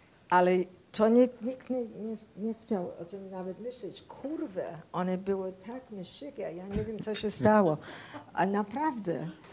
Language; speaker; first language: Polish; early bilingual, heritage; Polish